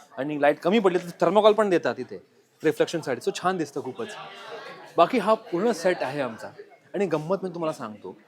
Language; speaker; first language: Marathi; non-native, local second language; Gujarati